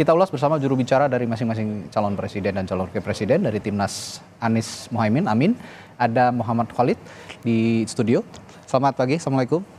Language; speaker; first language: Indonesian; native; Indonesian